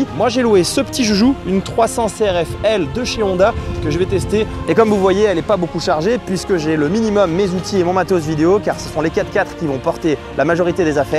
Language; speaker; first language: French; native; French